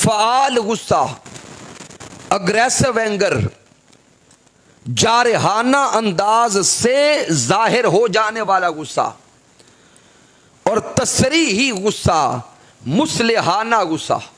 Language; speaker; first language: Urdu; native; Urdu